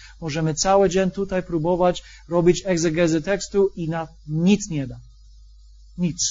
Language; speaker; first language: Polish; non-native, fluent; English